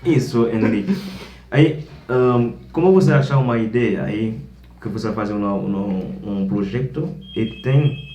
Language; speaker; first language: Portuguese; non-native, learner; Haitian Creole